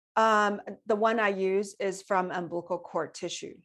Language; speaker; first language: English; non-native, fluent; Chinese